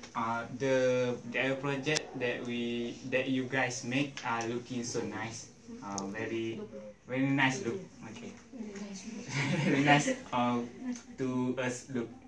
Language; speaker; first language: English; non-native, learner; Malay